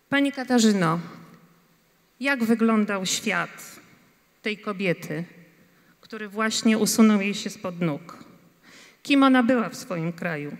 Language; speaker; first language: Polish; native; Polish